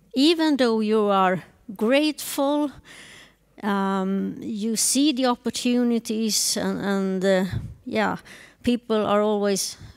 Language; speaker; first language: English; non-native, fluent; Swedish